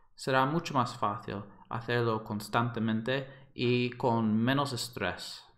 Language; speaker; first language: Spanish; non-native, fluent; English